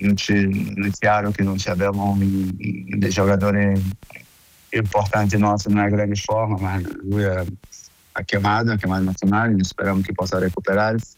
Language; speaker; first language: Italian; non-native, fluent; Portuguese